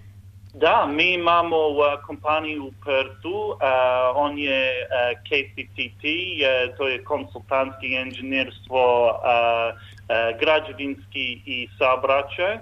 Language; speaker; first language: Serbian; non-native, learner; English